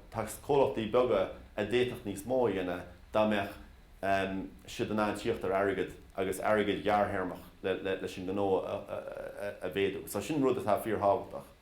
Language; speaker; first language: Irish; native; Irish